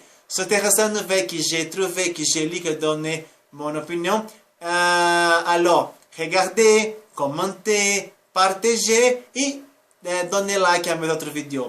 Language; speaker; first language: French; non-native, learner; Spanish